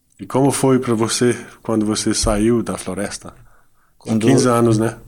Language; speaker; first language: Portuguese; non-native, fluent; Dutch